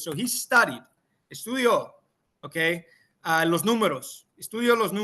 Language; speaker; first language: Spanish; non-native, learner; English